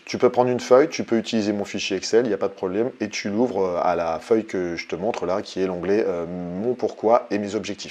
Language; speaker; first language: French; native; French